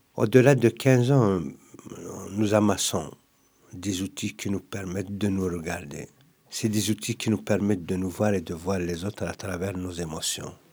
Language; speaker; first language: French; non-native, local second language; Kabyle